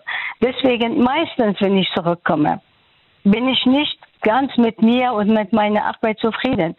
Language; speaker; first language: German; non-native, fluent; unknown